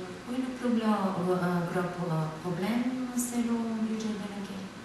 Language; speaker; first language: French; non-native, fluent; Bulgarian